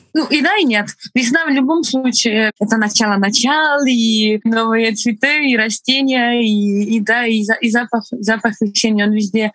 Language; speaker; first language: Russian; non-native, fluent; Estonian